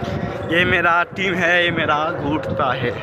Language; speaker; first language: Hindi; non-native, learner; Bangla